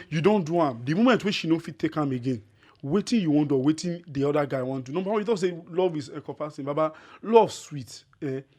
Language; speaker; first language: Nigerian Pidgin; non-native, local second language; Yoruba